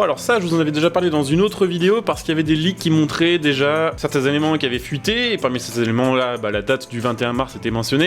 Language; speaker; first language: French; native; French